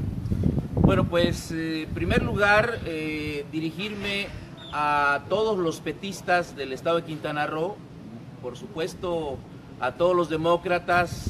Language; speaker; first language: Spanish; native; Spanish